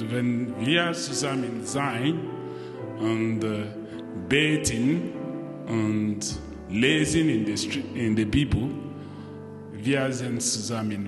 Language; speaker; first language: German; non-native, learner; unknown